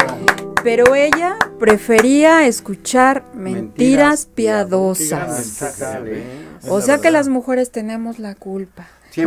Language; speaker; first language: Spanish; native; Spanish